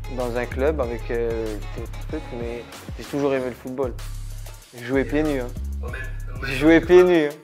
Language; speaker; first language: French; early bilingual, other home language; Arabic